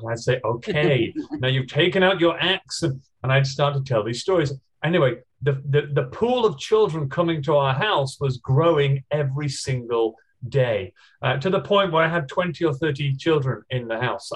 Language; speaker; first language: English; native; English